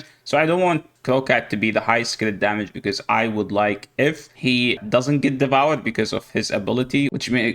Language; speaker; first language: English; non-native, fluent; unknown